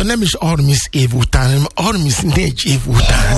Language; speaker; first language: Hungarian; non-native, fluent; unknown